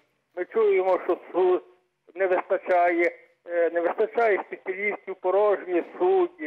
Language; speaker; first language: Ukrainian; native; Ukrainian